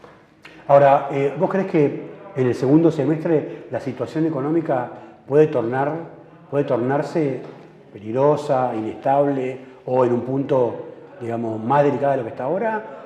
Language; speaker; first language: Spanish; native; Spanish